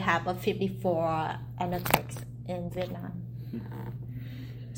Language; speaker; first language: English; non-native, learner; Vietnamese